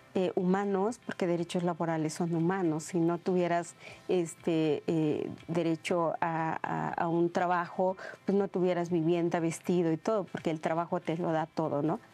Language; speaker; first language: Spanish; non-native, local second language; Mixtepec Mixtec